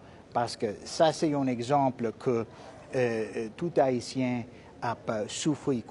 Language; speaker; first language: Haitian Creole; non-native, fluent; English